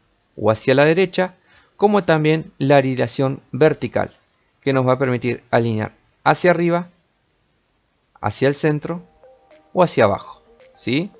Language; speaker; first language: Spanish; native; Spanish